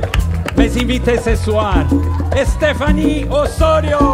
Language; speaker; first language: French; non-native, fluent; Spanish